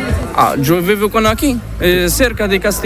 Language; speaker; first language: Spanish; non-native, learner; Arabic